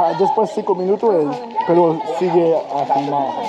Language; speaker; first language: Spanish; non-native, learner; English